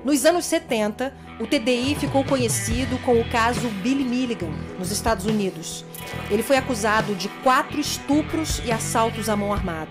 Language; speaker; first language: Portuguese; native; Portuguese